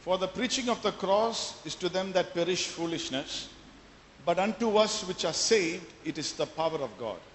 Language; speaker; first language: English; non-native, local second language; Malayalam